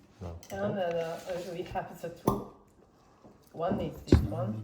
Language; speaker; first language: English; non-native, learner; Japanese